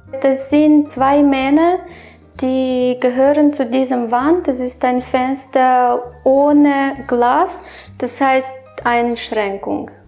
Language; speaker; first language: German; non-native, fluent; Romanian